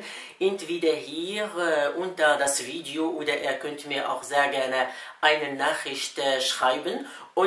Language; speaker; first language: German; non-native, fluent; Arabic